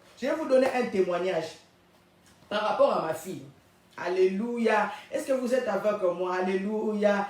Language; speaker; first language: French; non-native, local second language; Lingala